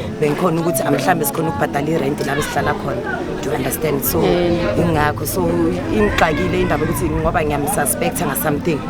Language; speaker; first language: Zulu; native; Zulu